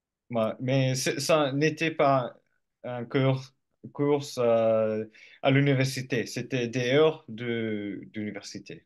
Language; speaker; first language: French; non-native, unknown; Finnish